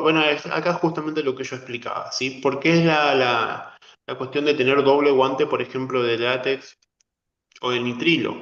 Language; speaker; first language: Spanish; native; Spanish